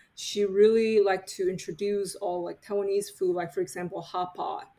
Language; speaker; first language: English; non-native, fluent; Chinese